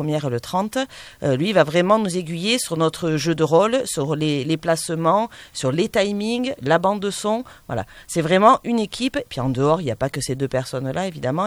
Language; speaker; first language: French; native; French